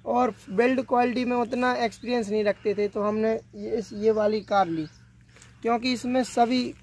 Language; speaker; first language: Hindi; native; Hindi